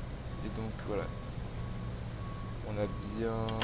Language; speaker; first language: French; native; French